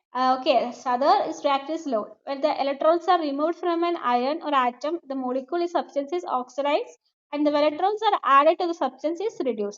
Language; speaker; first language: English; non-native, local second language; Malayalam